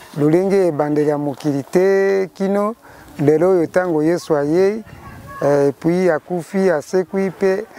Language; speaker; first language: Lingala; native; Lingala